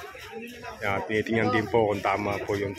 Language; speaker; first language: Filipino; non-native, local second language; Cebuano